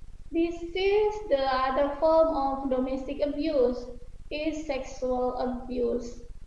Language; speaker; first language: English; non-native, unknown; Indonesian